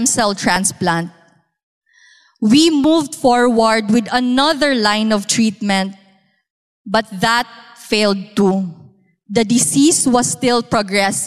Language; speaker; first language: English; non-native, local second language; Cebuano